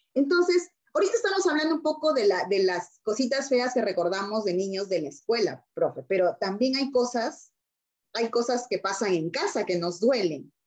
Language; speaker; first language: Spanish; native; Spanish